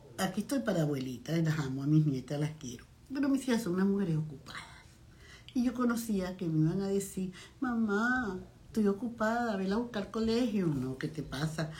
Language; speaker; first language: Spanish; native; Spanish